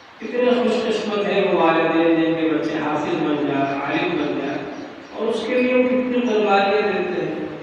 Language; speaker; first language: Urdu; native; Urdu